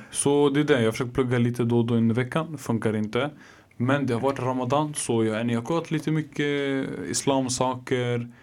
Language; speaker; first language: Swedish; early bilingual, other home language; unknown